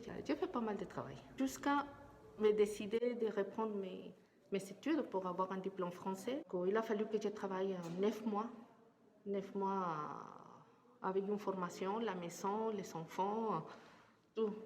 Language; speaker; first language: French; non-native, fluent; Spanish